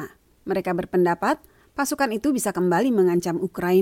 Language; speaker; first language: Indonesian; native; Indonesian